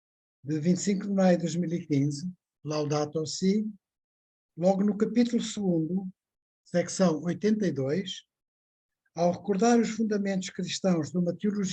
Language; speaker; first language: Portuguese; native; Portuguese